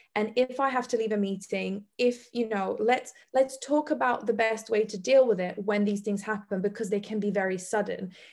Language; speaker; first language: English; non-native, fluent; Bosnian